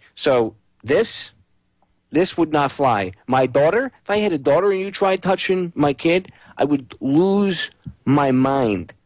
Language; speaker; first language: English; native; English